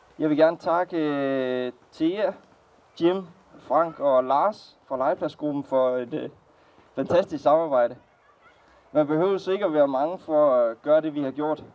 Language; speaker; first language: Danish; native; Danish